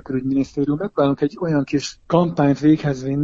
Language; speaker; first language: Hungarian; native; Hungarian